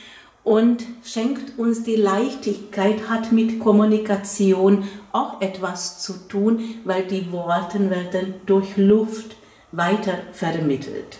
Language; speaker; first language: German; non-native, fluent; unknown